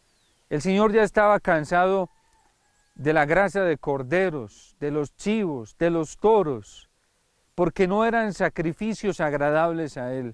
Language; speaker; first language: Spanish; native; Spanish